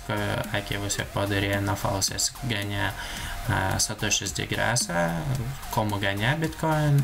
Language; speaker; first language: Portuguese; non-native, learner; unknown